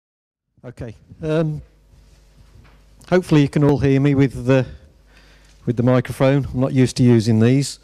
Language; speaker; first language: English; native; English